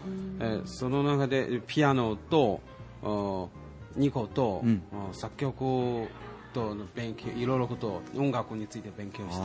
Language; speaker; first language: Japanese; non-native, learner; Chinese